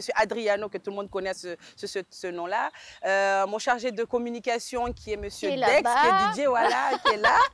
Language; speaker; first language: French; native; French